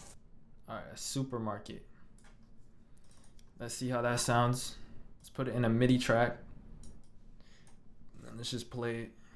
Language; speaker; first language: English; native; English